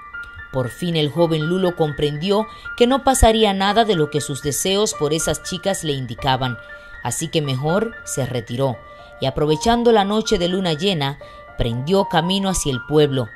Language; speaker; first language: Spanish; native; Spanish